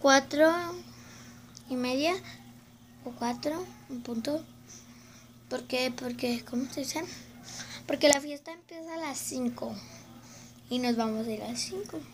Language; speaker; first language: Spanish; native; Spanish